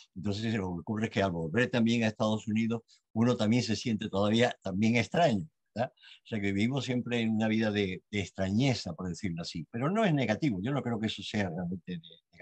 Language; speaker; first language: Spanish; native; Spanish